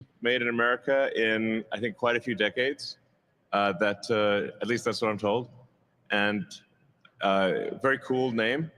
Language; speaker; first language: English; native; English